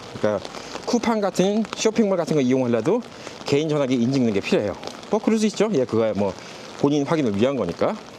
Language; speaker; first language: Korean; native; Korean